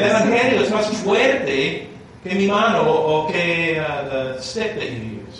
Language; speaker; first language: Spanish; non-native, learner; English